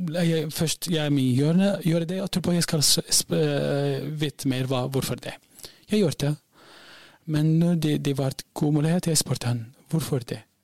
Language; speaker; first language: Norwegian; non-native, learner; Arabic